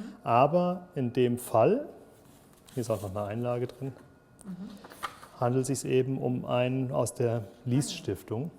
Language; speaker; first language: German; native; German